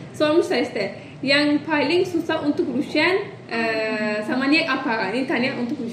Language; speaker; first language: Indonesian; non-native, learner; Turkish